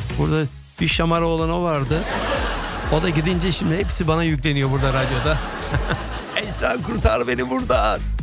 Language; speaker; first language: Turkish; early bilingual, heritage; Turkish